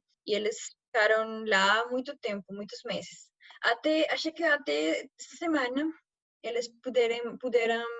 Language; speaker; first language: Portuguese; non-native, fluent; Spanish